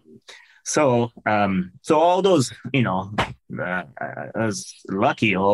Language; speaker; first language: English; non-native, fluent; French